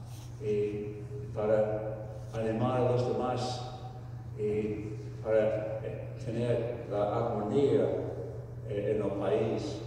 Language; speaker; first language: Spanish; non-native, fluent; English